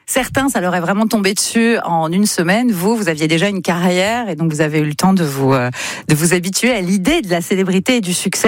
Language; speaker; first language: French; native; French